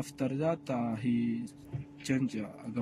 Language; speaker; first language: English; non-native, learner; Arabic